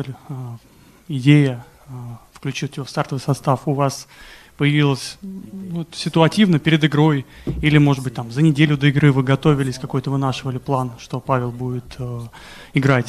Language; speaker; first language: Russian; native; Russian